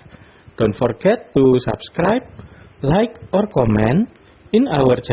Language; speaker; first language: English; non-native, learner; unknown